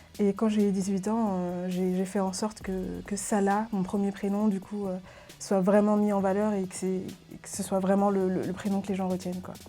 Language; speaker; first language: French; early bilingual, other home language; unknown